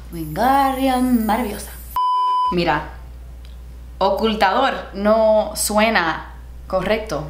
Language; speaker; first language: Spanish; early bilingual, heritage; Spanish